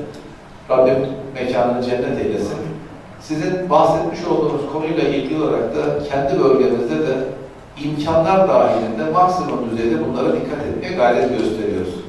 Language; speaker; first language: Turkish; native; Turkish